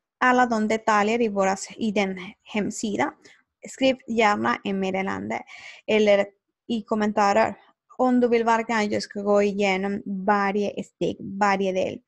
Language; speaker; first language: Swedish; non-native, learner; Spanish